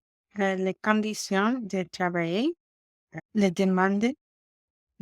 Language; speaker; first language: French; non-native, learner; English